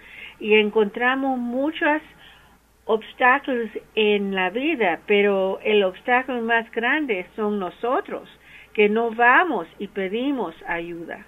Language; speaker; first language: Spanish; early bilingual, heritage; English